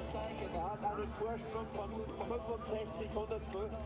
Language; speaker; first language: German; native; German